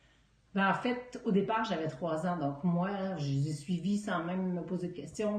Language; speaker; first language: French; native; French